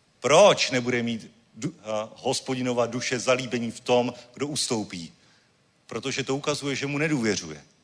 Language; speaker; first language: Czech; native; Czech